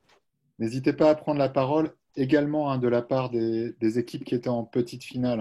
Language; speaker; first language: French; native; French